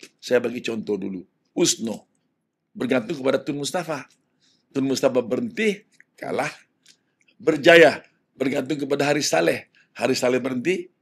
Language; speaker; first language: Malay; native; Malay